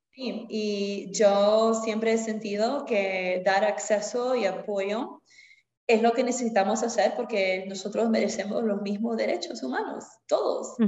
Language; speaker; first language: Spanish; native; Spanish